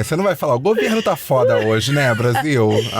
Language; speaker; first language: Portuguese; native; Portuguese